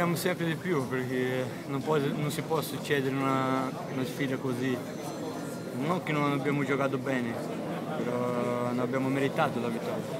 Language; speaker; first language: Italian; non-native, fluent; Portuguese